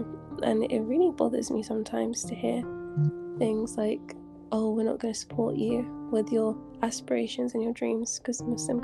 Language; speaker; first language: English; native; English